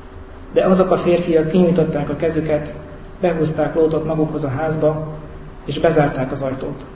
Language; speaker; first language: Hungarian; native; Hungarian